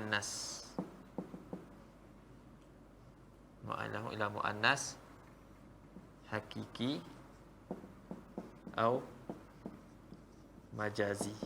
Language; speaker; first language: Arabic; non-native, fluent; Malay